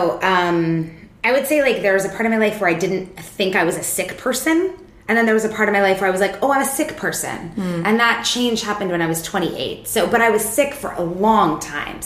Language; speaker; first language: English; native; English